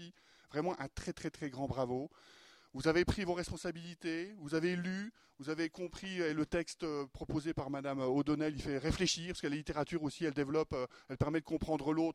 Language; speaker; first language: French; native; French